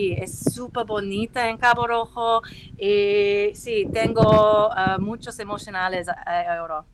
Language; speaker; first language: Spanish; non-native, learner; English